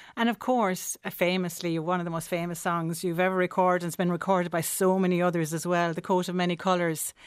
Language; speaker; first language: English; native; English